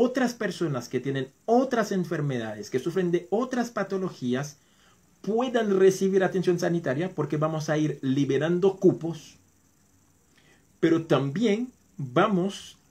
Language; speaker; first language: Spanish; non-native, fluent; Haitian Creole